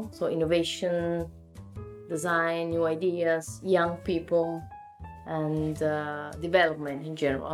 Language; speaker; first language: English; non-native, fluent; Italian